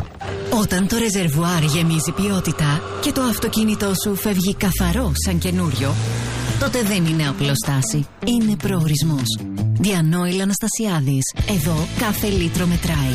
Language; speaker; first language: Greek; native; Greek